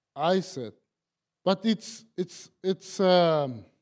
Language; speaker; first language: English; non-native, learner; Kazakh